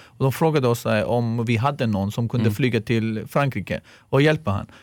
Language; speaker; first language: Swedish; non-native, fluent; Greek